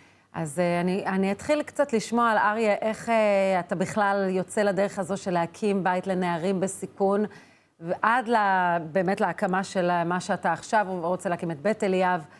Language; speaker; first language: Hebrew; native; Hebrew